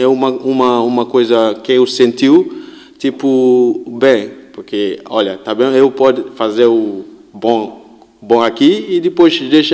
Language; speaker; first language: Portuguese; non-native, learner; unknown